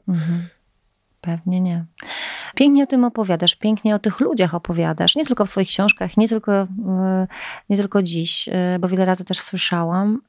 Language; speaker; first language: Polish; native; Polish